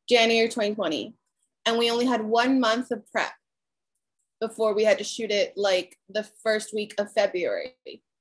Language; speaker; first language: English; early bilingual, other home language; Spanish